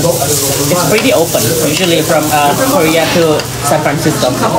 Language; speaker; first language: English; non-native, fluent; Indonesian